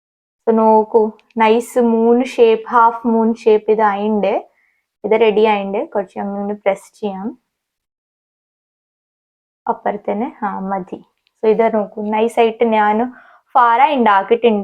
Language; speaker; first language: Malayalam; non-native, fluent; Hindi